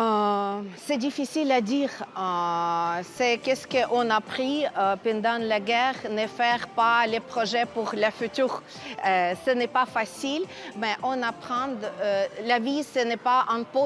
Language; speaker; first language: French; non-native, fluent; Ukrainian